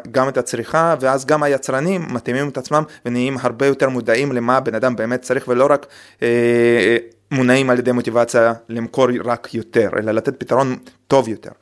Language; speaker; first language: Hebrew; non-native, fluent; Russian